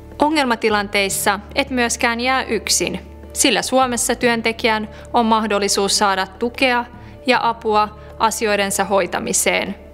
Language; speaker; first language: Finnish; early bilingual, other home language; Persian